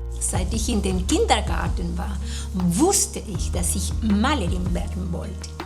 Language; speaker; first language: German; non-native, fluent; Spanish